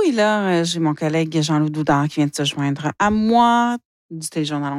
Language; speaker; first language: French; native; French